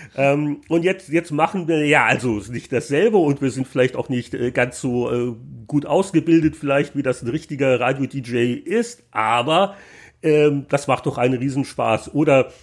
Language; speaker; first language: German; native; German